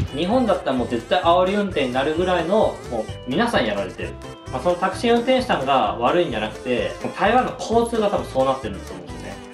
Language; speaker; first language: Japanese; native; Japanese